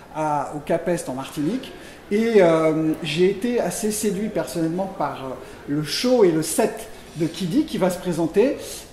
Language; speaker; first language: French; native; French